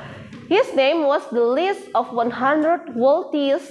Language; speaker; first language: English; non-native, fluent; Indonesian